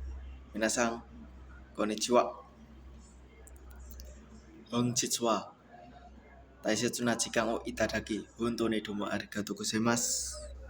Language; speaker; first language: Japanese; non-native, learner; Indonesian